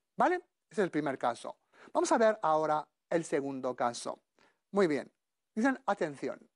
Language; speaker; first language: Spanish; non-native, fluent; Arabic